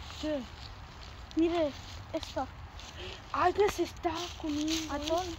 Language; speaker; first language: Spanish; early bilingual, heritage; Spanish